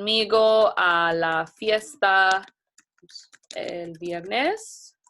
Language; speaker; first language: Spanish; non-native, fluent; English